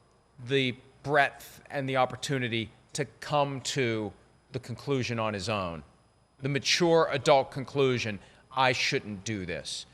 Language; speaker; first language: English; native; English